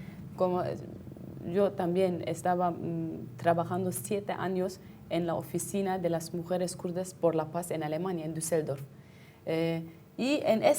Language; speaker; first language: Spanish; non-native, fluent; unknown